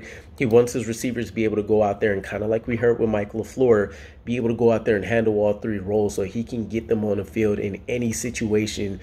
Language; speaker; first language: English; native; English